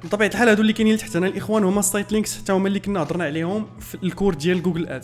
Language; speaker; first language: Arabic; native; Arabic